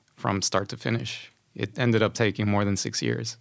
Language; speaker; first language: English; non-native, fluent; Spanish